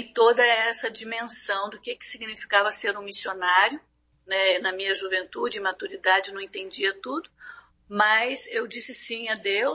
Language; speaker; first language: Portuguese; native; Portuguese